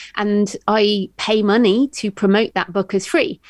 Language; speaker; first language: English; native; English